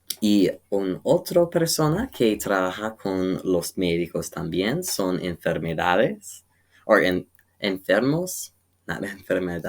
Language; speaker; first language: Spanish; non-native, learner; English